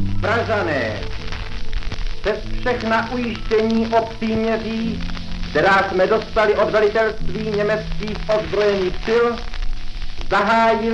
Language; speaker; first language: Czech; native; Czech